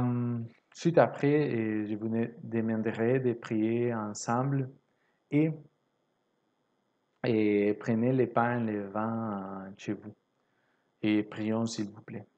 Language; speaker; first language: French; non-native, fluent; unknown